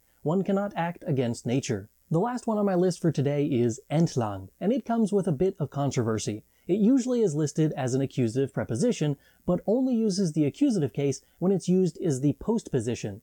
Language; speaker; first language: English; native; English